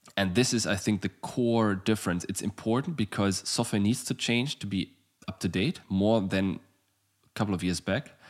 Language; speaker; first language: English; non-native, fluent; German